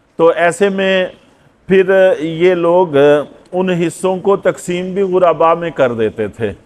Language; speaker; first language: Urdu; native; Urdu